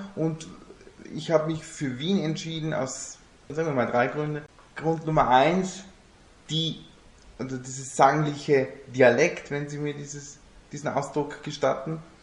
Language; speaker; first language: German; non-native, fluent; Italian